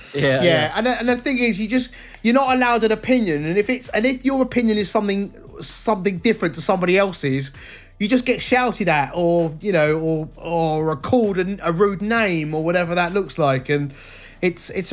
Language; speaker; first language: English; native; English